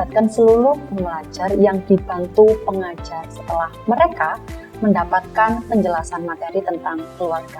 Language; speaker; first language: Indonesian; native; Indonesian